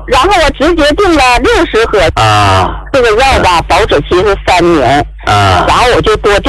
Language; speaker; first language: Chinese; native; Chinese